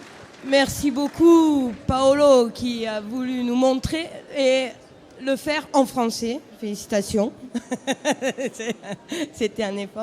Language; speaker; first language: French; native; French